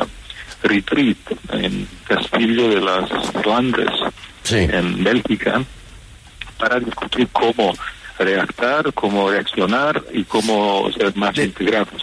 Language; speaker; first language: Spanish; non-native, fluent; Italian